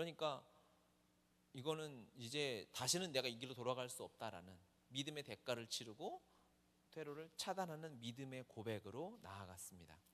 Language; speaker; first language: Korean; native; Korean